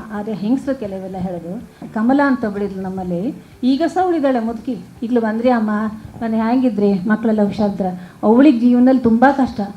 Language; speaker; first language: Kannada; native; Kannada